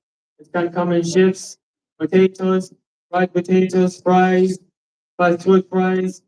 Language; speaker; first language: English; non-native, learner; Arabic